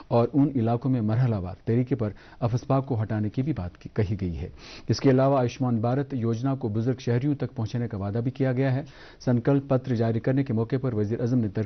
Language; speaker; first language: Hindi; non-native, local second language; Kashmiri